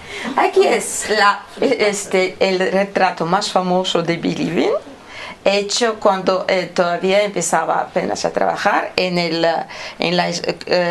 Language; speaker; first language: Spanish; non-native, fluent; Russian